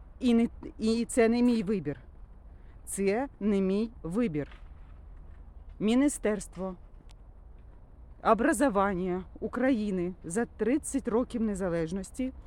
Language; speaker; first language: Ukrainian; non-native, local second language; Russian